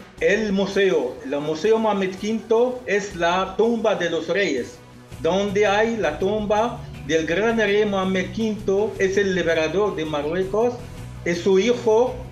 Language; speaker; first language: Spanish; non-native, local second language; Arabic